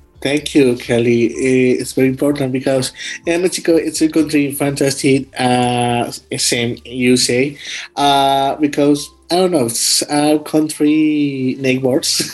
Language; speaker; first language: English; non-native, learner; Spanish